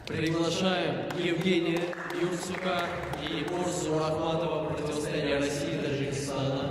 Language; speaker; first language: Russian; native; Russian